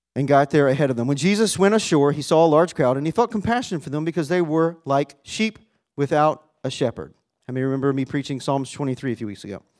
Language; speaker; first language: English; native; English